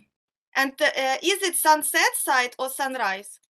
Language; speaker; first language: English; non-native, fluent; Russian